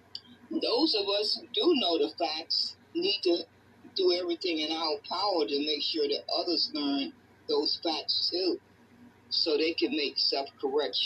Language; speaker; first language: English; native; English